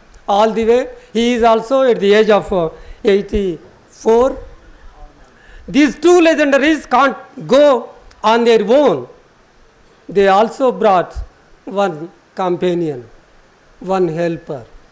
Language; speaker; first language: English; non-native, local second language; Telugu